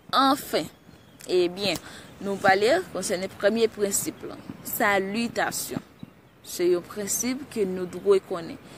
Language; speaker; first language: Haitian Creole; early bilingual, heritage; Haitian Creole